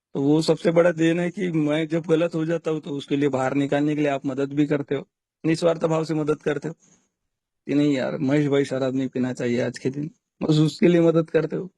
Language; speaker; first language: Hindi; non-native, local second language; Marathi